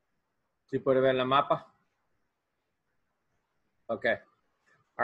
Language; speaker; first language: Spanish; non-native, learner; English